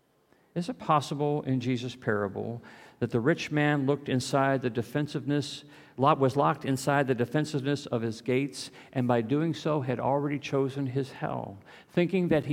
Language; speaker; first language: English; native; English